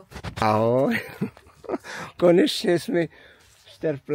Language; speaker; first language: Czech; non-native, learner; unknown